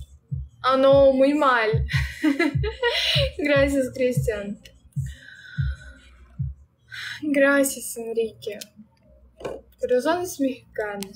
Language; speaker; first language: Spanish; non-native, learner; Russian